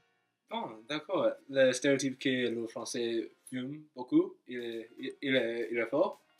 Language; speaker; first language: French; non-native, learner; English